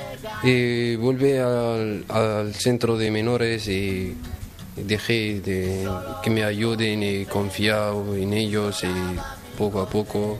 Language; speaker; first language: Spanish; non-native, fluent; Arabic